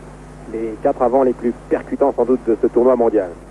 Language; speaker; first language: French; native; French